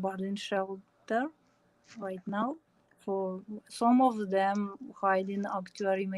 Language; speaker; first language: English; non-native, learner; Ukrainian